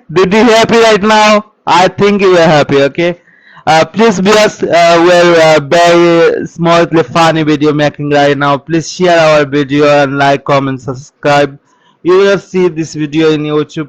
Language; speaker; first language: English; non-native, local second language; Sylheti